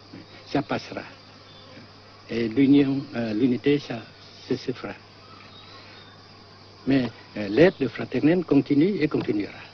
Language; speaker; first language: French; non-native, fluent; Vietnamese